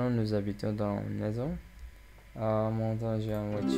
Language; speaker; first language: French; non-native, learner; English